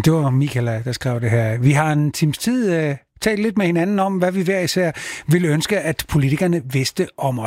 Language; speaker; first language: Danish; native; Danish